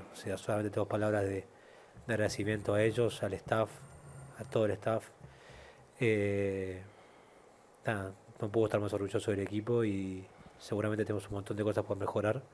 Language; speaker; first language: Spanish; native; Spanish